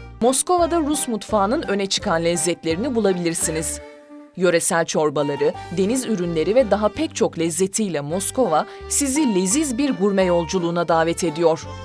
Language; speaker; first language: Turkish; native; Turkish